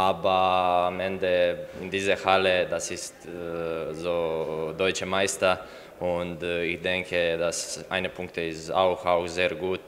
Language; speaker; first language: German; non-native, learner; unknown